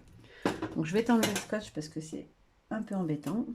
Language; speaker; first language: French; native; French